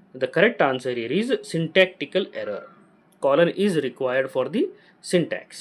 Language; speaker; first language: English; non-native, local second language; Kannada